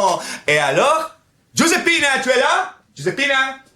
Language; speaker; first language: French; non-native, fluent; Italian